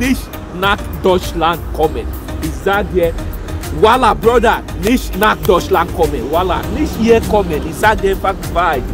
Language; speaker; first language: German; non-native, learner; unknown